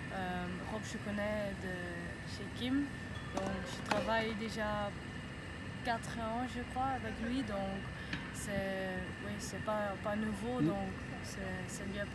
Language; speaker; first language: French; non-native, local second language; Dutch